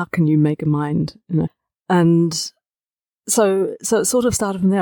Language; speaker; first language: English; native; English